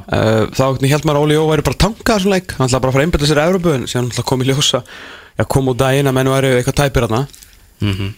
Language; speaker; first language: Icelandic; native; Icelandic